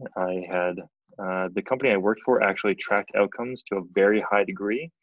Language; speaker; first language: English; native; English